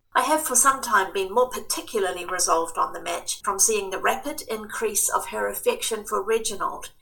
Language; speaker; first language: English; native; English